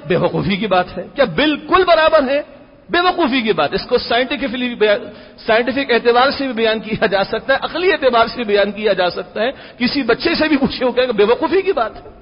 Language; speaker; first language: Urdu; native; Urdu